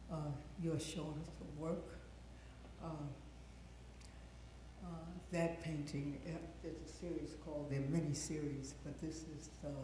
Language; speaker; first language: English; native; English